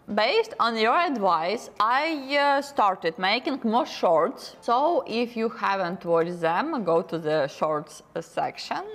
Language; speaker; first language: English; non-native, learner; Ukrainian